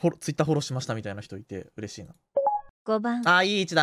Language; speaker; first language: Japanese; native; Japanese